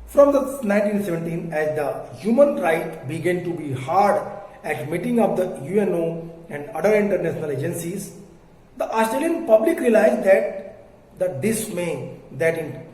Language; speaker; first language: English; non-native, local second language; Hindi